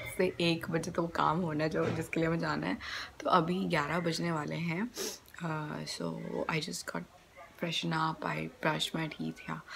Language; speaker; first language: Hindi; native; Hindi